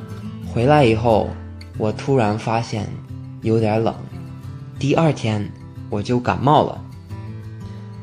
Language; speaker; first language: Chinese; early bilingual, heritage; English